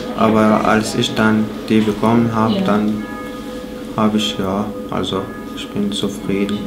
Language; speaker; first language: German; non-native, fluent; Arabic